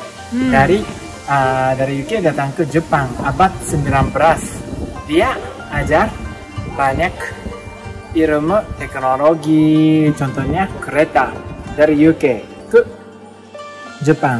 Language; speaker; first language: Indonesian; non-native, learner; Japanese